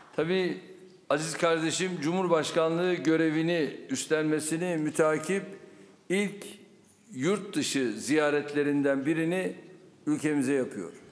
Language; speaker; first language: Turkish; native; Turkish